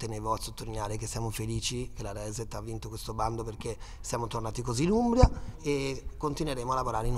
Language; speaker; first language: Italian; native; Italian